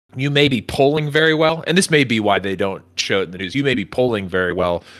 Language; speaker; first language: English; native; English